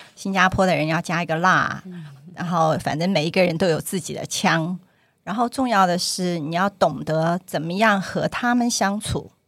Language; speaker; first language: Chinese; native; Chinese